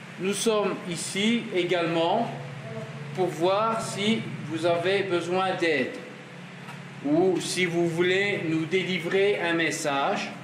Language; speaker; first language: French; native; French